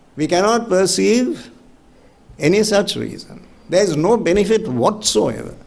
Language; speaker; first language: English; non-native, local second language; Sinhala